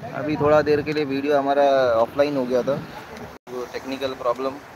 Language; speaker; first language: Hindi; non-native, local second language; Marathi